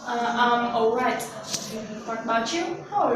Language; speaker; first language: English; non-native, learner; Vietnamese